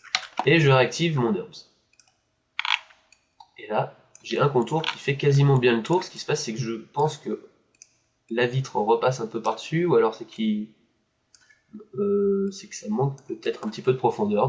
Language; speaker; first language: French; native; French